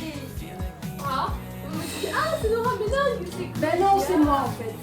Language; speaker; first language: French; native; French